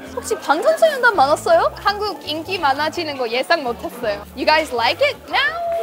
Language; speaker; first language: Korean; non-native, fluent; English